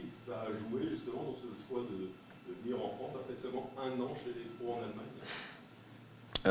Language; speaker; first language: French; native; French